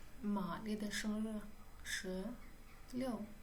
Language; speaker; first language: Chinese; non-native, fluent; Kyrgyz